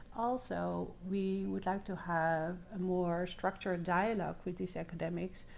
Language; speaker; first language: English; non-native, fluent; Dutch